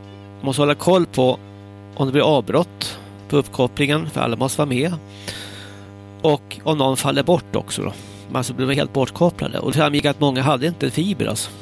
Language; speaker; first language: Swedish; native; Swedish